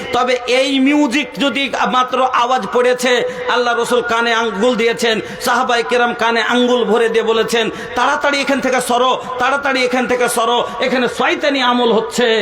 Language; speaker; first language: Bangla; non-native, local second language; Bhojpuri